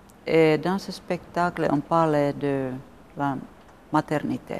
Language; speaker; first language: French; non-native, fluent; Finnish